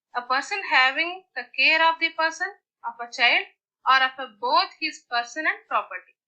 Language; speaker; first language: English; non-native, local second language; Telugu